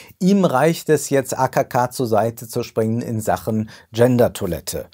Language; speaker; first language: German; native; German